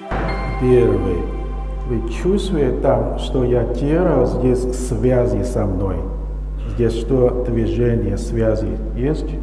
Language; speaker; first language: Russian; non-native, learner; Chinese